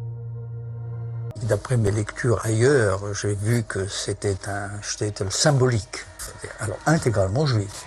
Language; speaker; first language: French; early bilingual, other home language; Yiddish